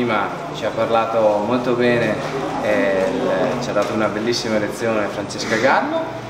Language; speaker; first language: Italian; native; Italian